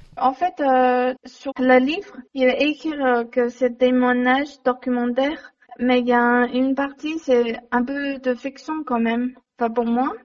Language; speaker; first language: French; non-native, learner; Chinese